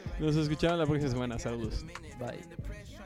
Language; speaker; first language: Spanish; native; Spanish